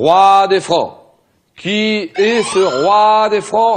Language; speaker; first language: French; native; French